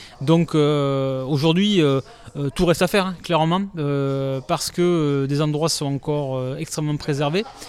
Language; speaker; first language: French; native; French